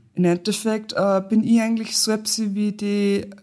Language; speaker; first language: German; native; German